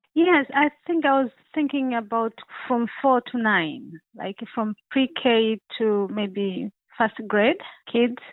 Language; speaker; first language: English; non-native, local second language; Swahili